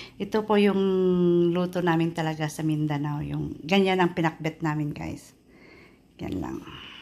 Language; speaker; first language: Filipino; non-native, local second language; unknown